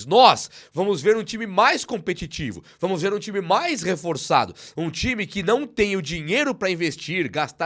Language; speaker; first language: Portuguese; native; Portuguese